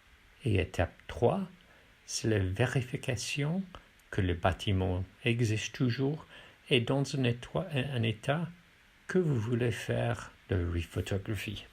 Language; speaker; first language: French; non-native, fluent; English